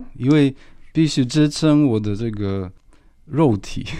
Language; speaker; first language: Chinese; non-native, fluent; Russian